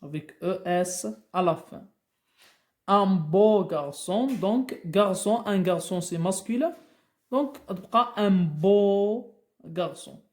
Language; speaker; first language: French; non-native, local second language; Arabic